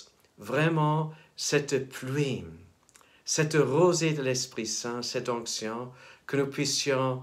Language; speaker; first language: French; native; French